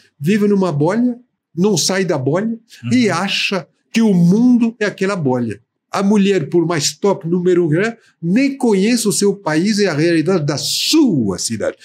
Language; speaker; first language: Portuguese; non-native, fluent; French